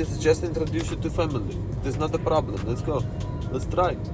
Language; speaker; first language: English; non-native, learner; Russian